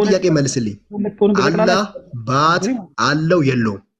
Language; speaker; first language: Amharic; native; Amharic